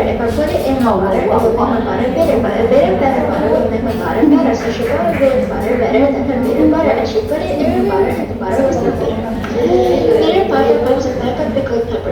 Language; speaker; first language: English; non-native, learner; Indonesian